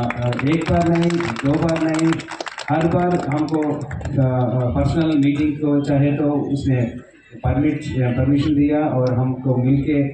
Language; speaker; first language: Hindi; non-native, local second language; Telugu